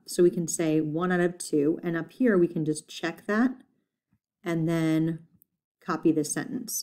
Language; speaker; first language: English; native; English